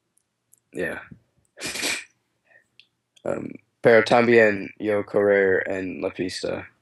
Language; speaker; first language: Spanish; non-native, learner; English